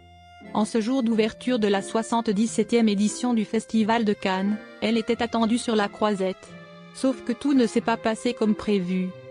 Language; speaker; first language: French; native; French